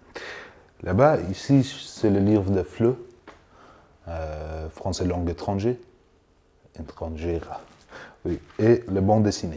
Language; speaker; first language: French; non-native, learner; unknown